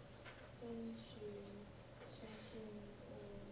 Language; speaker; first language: Japanese; non-native, learner; English